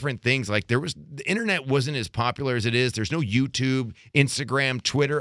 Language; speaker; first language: English; native; English